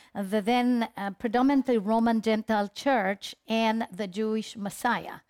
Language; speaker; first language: English; early bilingual, other home language; Spanish